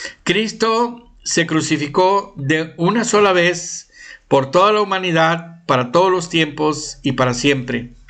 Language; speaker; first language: Spanish; native; Spanish